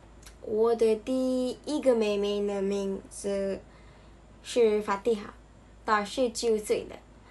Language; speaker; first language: Chinese; non-native, learner; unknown